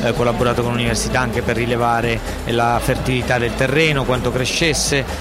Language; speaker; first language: Italian; native; Italian